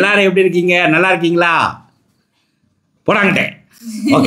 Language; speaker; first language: Tamil; native; Tamil